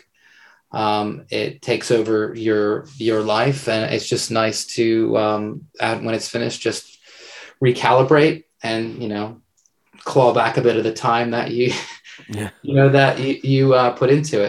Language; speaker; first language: English; native; English